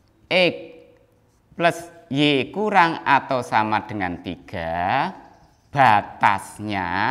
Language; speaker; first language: Indonesian; native; Indonesian